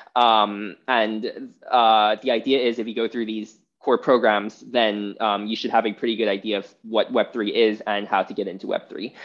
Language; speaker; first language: English; non-native, fluent; Chinese